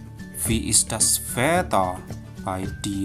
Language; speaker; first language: German; non-native, fluent; Indonesian